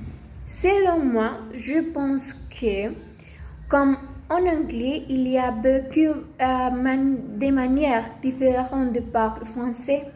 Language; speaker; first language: French; non-native, learner; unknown